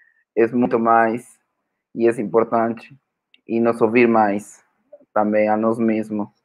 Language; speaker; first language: Portuguese; non-native, fluent; Spanish